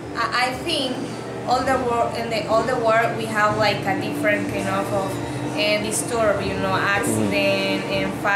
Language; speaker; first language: English; non-native, learner; Spanish